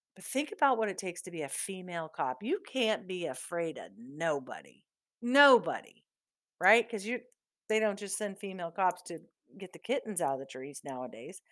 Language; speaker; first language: English; native; English